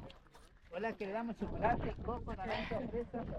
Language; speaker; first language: Spanish; native; Spanish